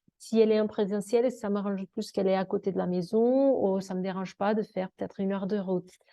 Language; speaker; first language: French; non-native, fluent; Portuguese